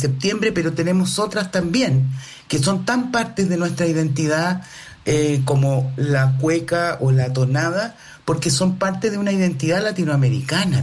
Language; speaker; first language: Spanish; native; Spanish